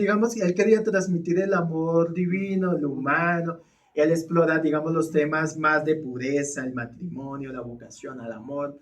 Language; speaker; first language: Spanish; native; Spanish